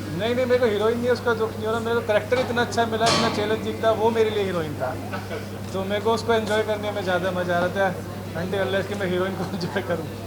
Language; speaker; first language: Hindi; native; Hindi